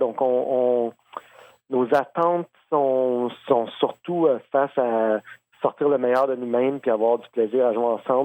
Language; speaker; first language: French; native; French